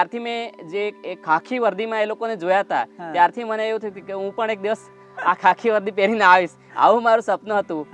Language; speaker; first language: Gujarati; non-native, local second language; Kukna